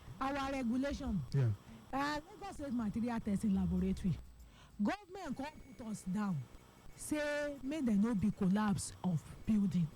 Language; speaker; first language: Nigerian Pidgin; non-native, local second language; Yoruba